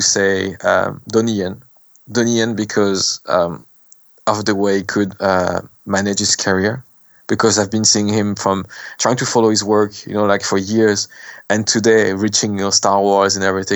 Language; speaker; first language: English; non-native, fluent; French